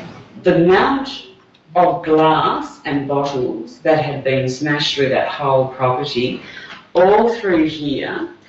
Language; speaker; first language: English; native; English